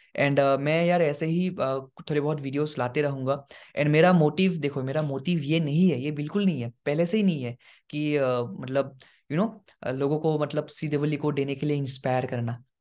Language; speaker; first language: Hindi; non-native, local second language; Assamese